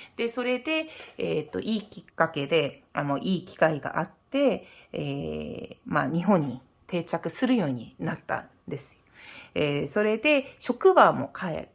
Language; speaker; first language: Japanese; non-native, fluent; Korean